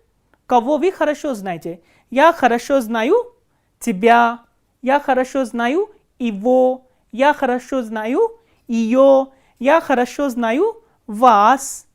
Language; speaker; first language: Russian; non-native, fluent; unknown